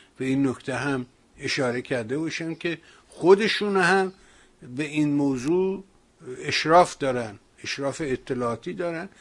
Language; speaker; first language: Persian; native; Persian